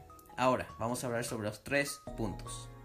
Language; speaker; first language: Spanish; early bilingual, heritage; Spanish